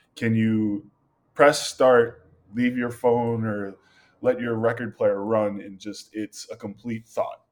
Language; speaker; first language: English; native; English